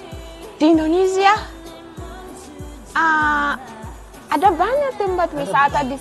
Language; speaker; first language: Indonesian; non-native, learner; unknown